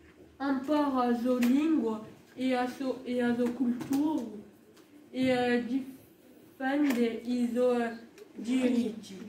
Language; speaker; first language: Italian; non-native, learner; French